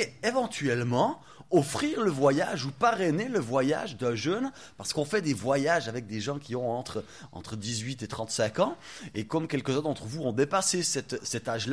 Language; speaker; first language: French; native; French